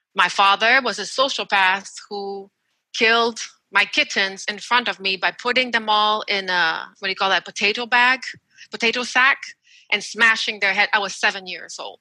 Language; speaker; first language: English; non-native, fluent; French